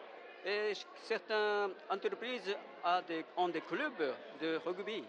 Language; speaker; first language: French; non-native, fluent; Japanese